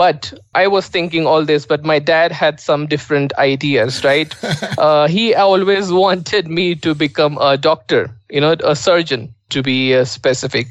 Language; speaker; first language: English; non-native, local second language; Marathi